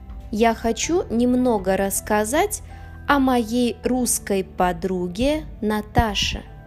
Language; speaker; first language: Russian; native; Russian